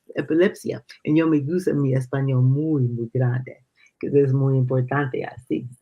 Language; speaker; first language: Spanish; non-native, learner; English